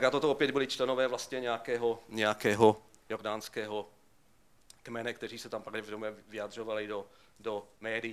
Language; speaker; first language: Czech; native; Czech